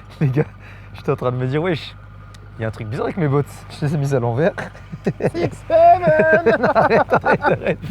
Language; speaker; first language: French; native; French